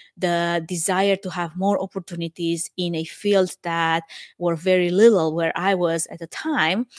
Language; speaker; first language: English; non-native, fluent; Romanian